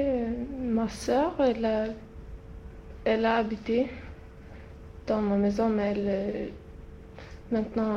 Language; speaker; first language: French; non-native, learner; Swedish